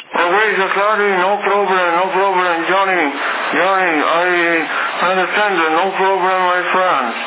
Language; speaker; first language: English; non-native, learner; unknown